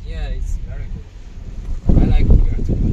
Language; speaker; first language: English; non-native, learner; Chinese